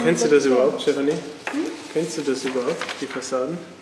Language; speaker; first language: German; native; German